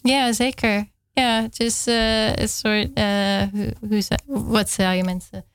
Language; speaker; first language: Dutch; non-native, fluent; English